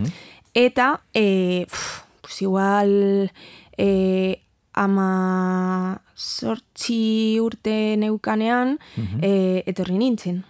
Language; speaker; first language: Basque; non-native, learner; Spanish